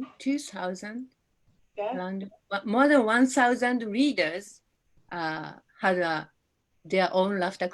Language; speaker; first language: English; non-native, learner; Japanese